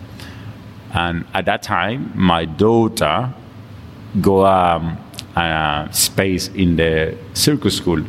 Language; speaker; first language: English; non-native, fluent; Spanish